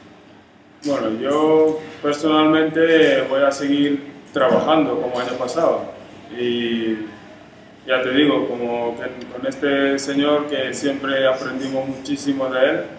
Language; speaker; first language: Spanish; non-native, fluent; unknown